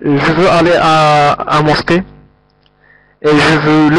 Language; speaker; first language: French; non-native, learner; Arabic